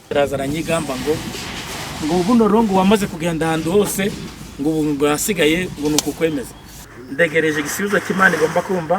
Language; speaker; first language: Kinyarwanda; native; Kinyarwanda